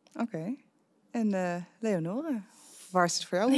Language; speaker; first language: Dutch; native; Dutch